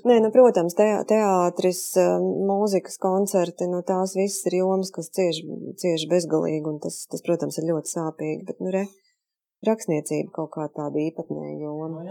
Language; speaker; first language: Latvian; native; Latvian